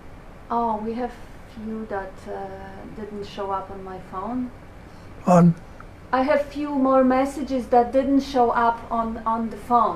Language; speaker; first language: English; non-native, fluent; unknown